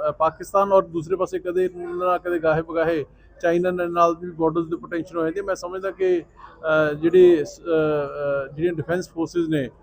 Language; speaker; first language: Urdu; non-native, local second language; Punjabi